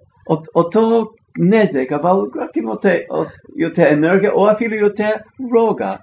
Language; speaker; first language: Hebrew; non-native, fluent; English